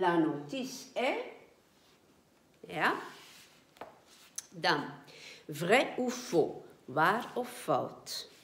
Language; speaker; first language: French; non-native, fluent; Dutch